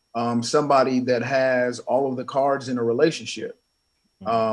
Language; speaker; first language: English; native; English